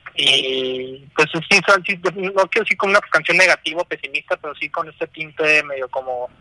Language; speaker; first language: Spanish; native; Spanish